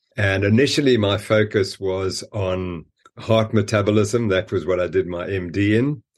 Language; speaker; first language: English; native; English